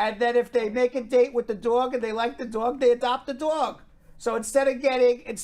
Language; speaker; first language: English; native; English